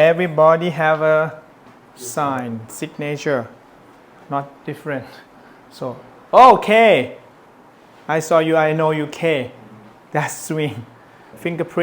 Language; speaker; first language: English; non-native, learner; Thai